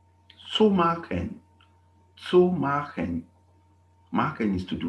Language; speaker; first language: German; non-native, fluent; English